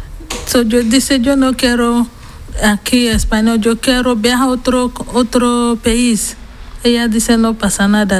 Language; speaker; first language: Spanish; non-native, learner; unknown